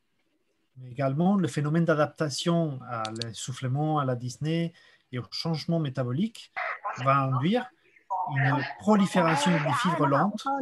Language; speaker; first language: French; native; French